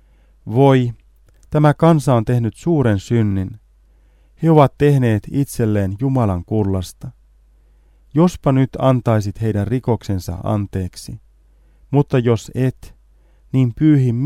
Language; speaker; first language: Finnish; native; Finnish